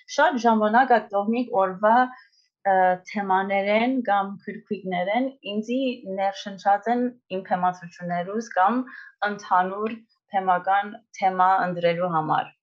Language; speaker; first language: Armenian; early bilingual, heritage; Armenian